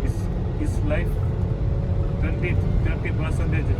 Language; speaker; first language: English; non-native, learner; Tamil